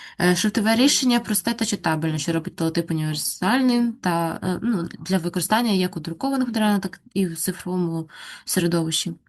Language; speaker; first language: Ukrainian; native; Ukrainian